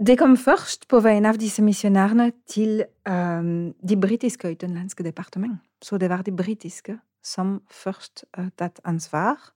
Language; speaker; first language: Norwegian; non-native, fluent; French